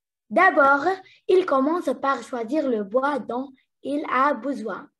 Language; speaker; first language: French; non-native, learner; Arabic